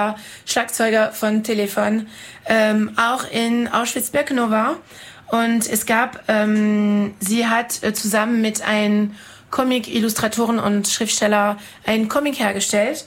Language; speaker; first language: German; non-native, fluent; French